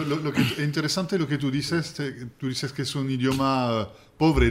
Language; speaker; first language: Spanish; native; Spanish